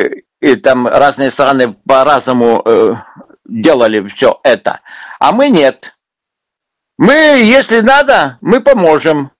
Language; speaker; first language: Russian; non-native, local second language; Lithuanian